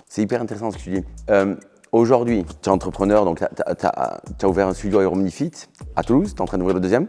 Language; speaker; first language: French; native; French